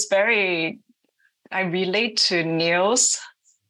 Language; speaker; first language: English; non-native, local second language; Cantonese